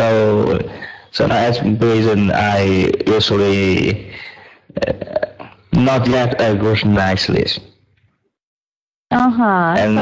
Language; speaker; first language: English; non-native, learner; Vietnamese